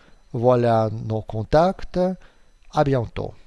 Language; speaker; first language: French; non-native, fluent; Russian